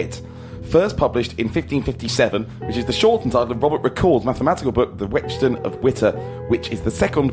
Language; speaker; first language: English; native; English